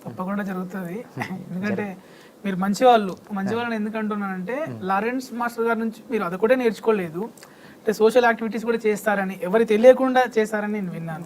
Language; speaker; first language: Telugu; native; Telugu